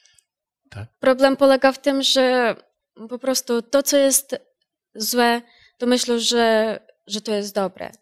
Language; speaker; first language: Polish; non-native, learner; Ukrainian